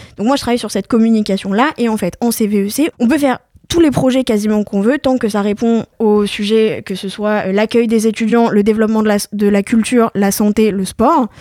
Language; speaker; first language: French; native; French